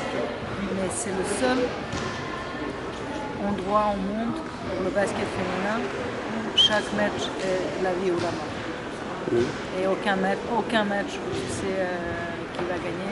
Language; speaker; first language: French; non-native, fluent; Serbian